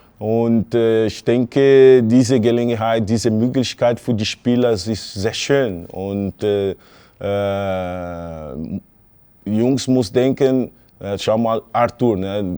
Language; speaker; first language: German; non-native, fluent; Portuguese